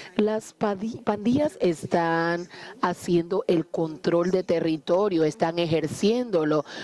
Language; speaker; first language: Spanish; non-native, fluent; Haitian Creole